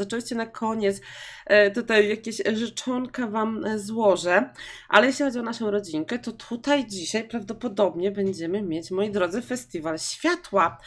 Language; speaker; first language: Polish; native; Polish